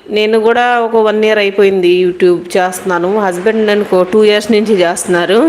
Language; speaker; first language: Telugu; non-native, local second language; Hindi